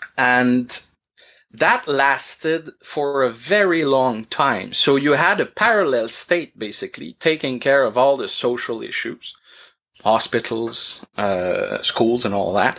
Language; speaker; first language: English; non-native, fluent; French